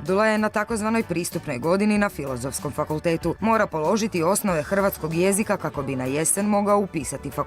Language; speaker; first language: Croatian; native; Croatian